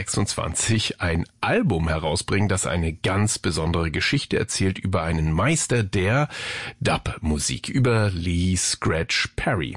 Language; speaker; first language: German; native; German